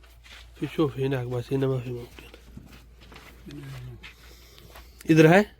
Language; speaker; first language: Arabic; non-native, learner; Urdu